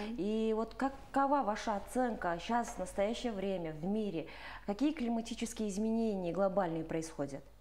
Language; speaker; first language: Russian; non-native, local second language; Kyrgyz